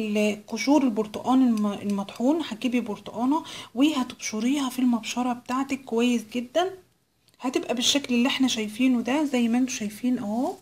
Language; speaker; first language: Arabic; native; Arabic